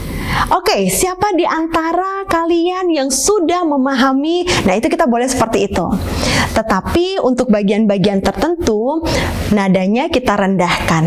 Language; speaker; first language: Indonesian; native; Indonesian